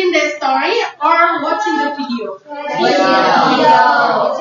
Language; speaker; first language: English; non-native, learner; Indonesian